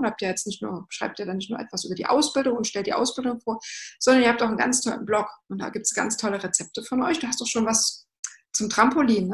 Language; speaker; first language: German; native; German